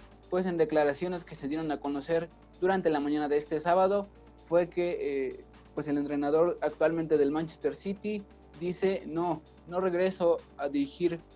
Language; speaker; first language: Spanish; native; Spanish